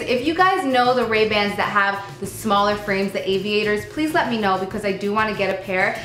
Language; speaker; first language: English; native; English